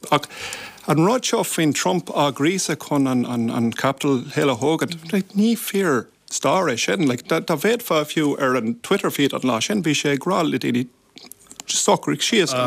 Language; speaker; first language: Irish; non-native, local second language; English